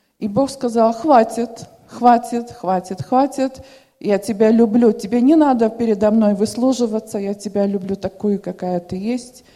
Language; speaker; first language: Russian; native; Russian